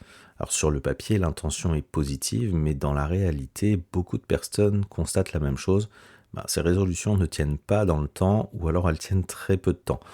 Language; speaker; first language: French; native; French